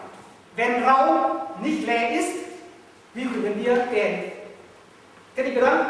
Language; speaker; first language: German; non-native, learner; Vietnamese